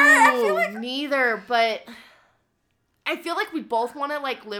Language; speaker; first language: English; native; English